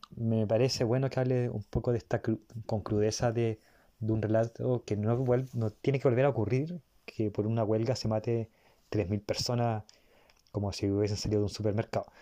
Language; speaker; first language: Spanish; native; Spanish